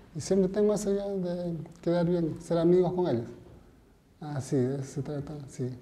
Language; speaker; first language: Spanish; native; Spanish